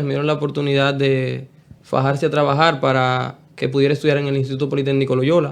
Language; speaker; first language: Spanish; native; Spanish